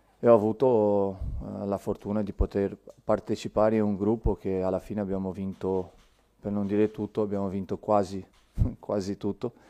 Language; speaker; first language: Italian; non-native, fluent; Portuguese